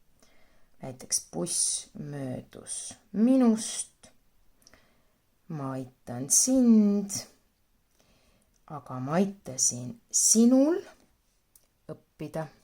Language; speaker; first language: Estonian; non-native, local second language; Russian